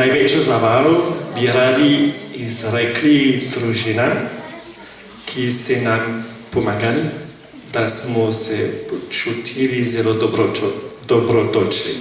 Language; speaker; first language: Slovenian; non-native, learner; French